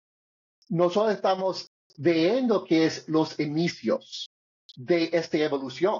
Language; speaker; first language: Spanish; non-native, learner; English